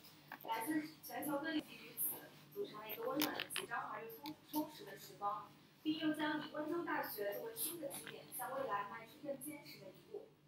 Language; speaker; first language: Chinese; native; Chinese